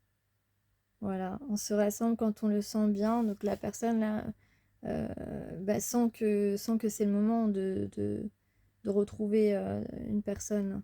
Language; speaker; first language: French; native; French